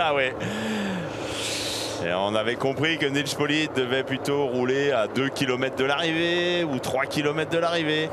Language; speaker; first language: French; native; French